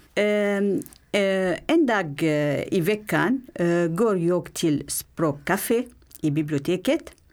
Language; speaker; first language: Swedish; non-native, learner; Arabic